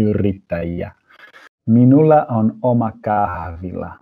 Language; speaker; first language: Finnish; non-native, fluent; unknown